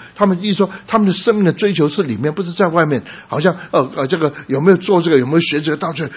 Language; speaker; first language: Chinese; non-native, local second language; Cantonese